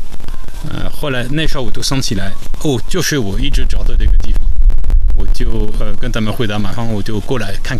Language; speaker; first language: Chinese; non-native, fluent; French